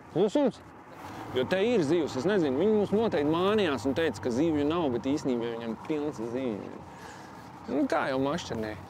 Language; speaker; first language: Latvian; native; Latvian